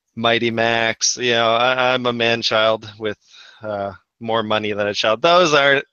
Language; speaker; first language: English; native; English